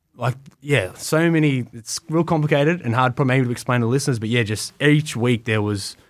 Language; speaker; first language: English; native; English